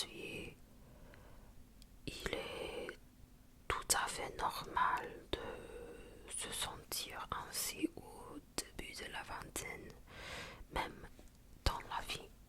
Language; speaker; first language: French; non-native, fluent; Japanese